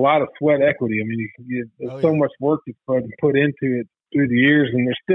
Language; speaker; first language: English; native; English